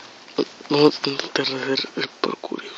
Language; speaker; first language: Spanish; native; Spanish